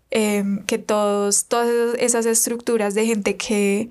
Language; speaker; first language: Spanish; native; Spanish